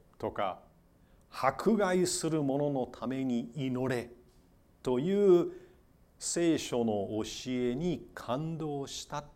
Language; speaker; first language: Japanese; non-native, fluent; English